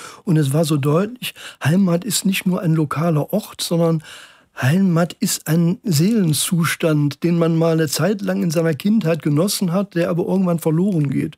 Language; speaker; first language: German; native; German